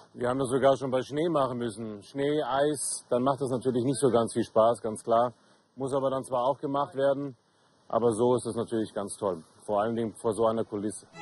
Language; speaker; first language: German; native; German